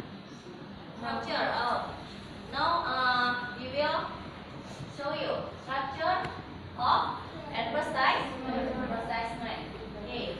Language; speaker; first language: English; non-native, learner; Indonesian